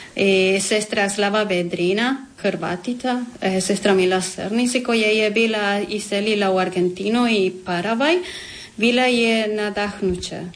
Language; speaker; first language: Croatian; non-native, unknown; Spanish